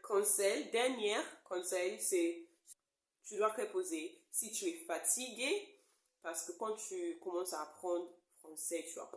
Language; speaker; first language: French; non-native, learner; English